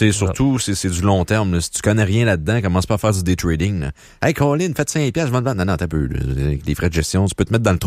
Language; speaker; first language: French; native; French